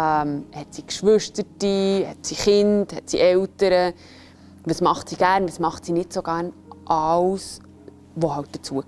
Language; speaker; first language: German; native; German